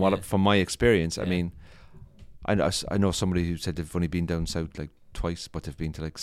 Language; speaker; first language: English; native; English